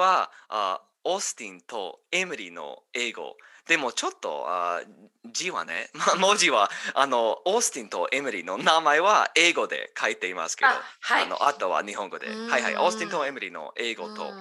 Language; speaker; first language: Japanese; non-native, learner; English